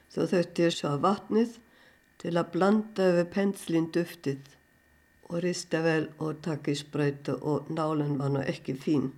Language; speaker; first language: Icelandic; non-native, fluent; German